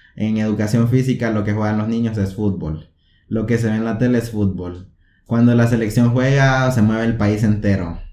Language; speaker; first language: Spanish; native; Spanish